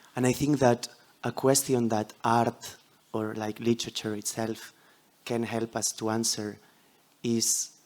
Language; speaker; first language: English; non-native, fluent; Catalan